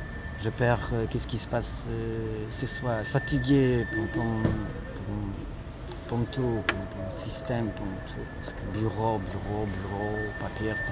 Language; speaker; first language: French; non-native, learner; Polish